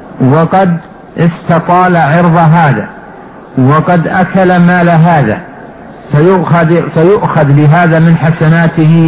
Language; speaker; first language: Arabic; native; Arabic